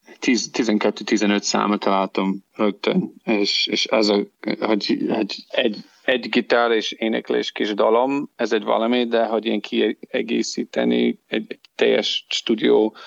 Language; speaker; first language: Hungarian; non-native, learner; English